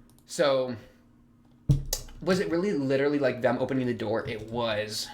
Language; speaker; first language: English; native; English